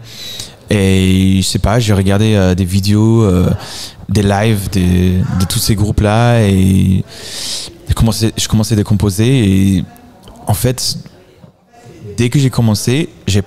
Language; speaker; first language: French; non-native, fluent; English